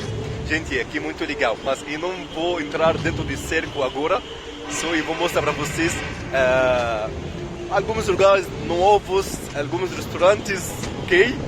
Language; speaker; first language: Portuguese; non-native, fluent; Arabic